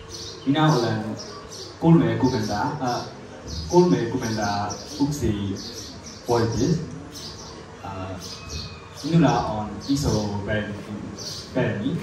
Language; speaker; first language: Finnish; non-native, learner; Burmese